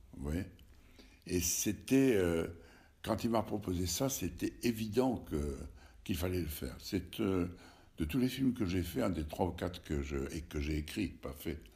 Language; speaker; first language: French; native; French